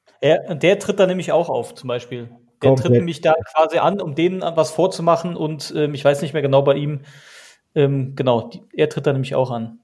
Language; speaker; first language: German; native; German